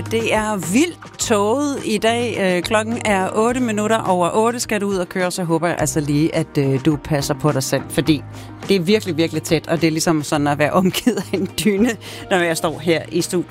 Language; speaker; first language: Danish; native; Danish